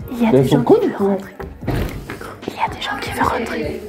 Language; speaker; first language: French; non-native, fluent; Swedish